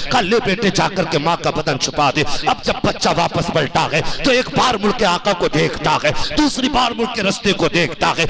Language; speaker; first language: Urdu; native; Urdu